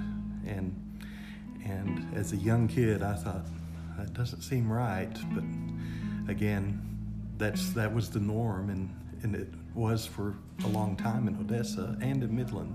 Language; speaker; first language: English; native; English